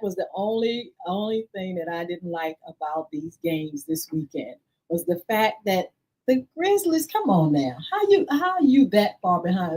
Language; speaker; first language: English; native; English